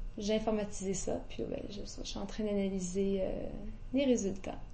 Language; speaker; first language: French; native; French